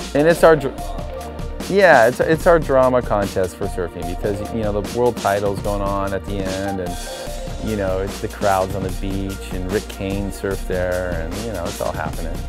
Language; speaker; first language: English; native; English